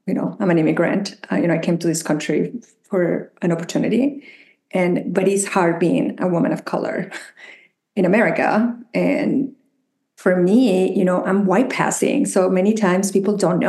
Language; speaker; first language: English; non-native, fluent; Spanish